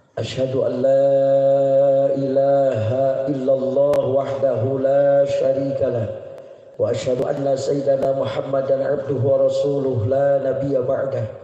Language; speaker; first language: Indonesian; native; Indonesian